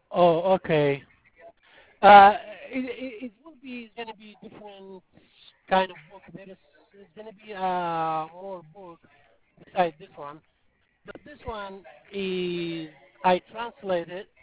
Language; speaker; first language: English; non-native, fluent; Arabic